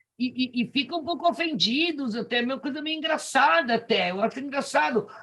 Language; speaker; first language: Portuguese; native; Portuguese